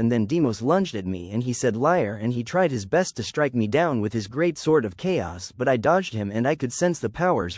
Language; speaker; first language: English; native; English